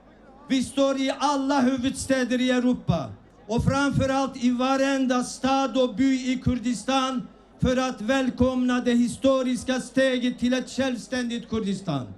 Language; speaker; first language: Swedish; early bilingual, other home language; Kurdish